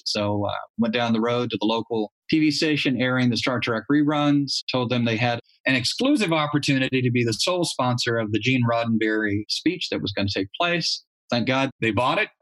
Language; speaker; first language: English; native; English